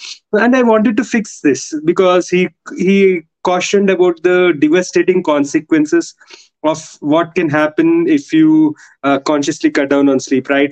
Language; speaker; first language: English; non-native, local second language; Telugu